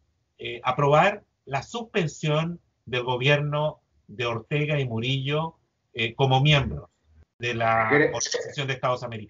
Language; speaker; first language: Spanish; native; Spanish